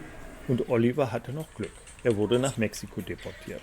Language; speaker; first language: German; native; German